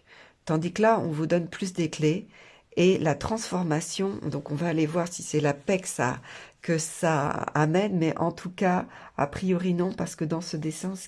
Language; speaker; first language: French; native; French